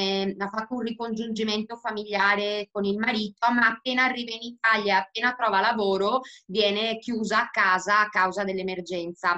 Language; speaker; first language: Italian; native; Italian